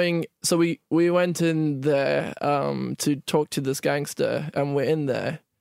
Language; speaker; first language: English; native; English